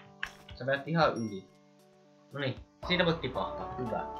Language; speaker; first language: Finnish; native; Finnish